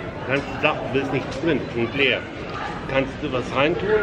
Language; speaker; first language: German; native; German